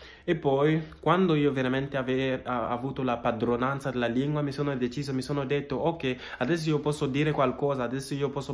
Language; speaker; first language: Italian; non-native, fluent; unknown